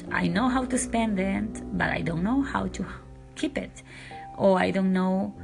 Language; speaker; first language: English; non-native, fluent; Spanish